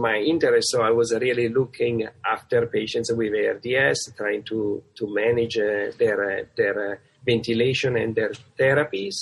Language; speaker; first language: English; non-native, fluent; Italian